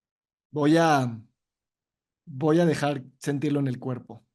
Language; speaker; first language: Spanish; native; Spanish